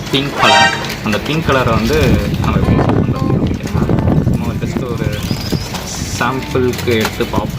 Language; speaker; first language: Tamil; native; Tamil